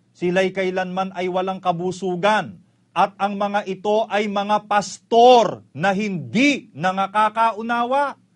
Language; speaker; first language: Filipino; native; Filipino